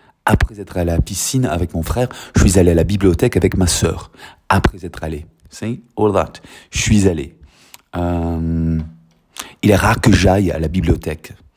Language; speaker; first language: French; non-native, fluent; English